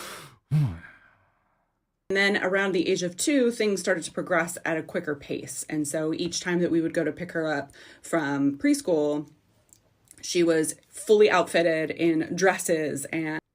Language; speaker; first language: English; native; English